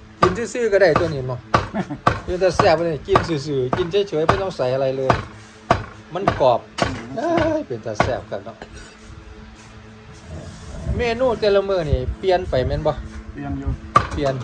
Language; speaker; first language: Thai; non-native, local second language; Northeastern Thai